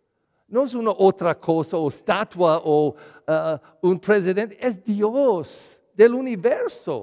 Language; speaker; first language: Spanish; non-native, learner; English